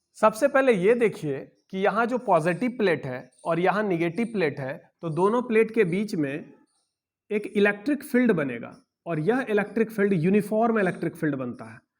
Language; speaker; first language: Hindi; native; Hindi